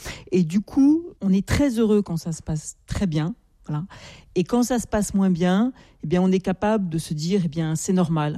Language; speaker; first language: French; native; French